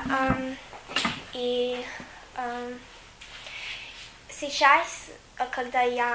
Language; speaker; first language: Russian; non-native, learner; English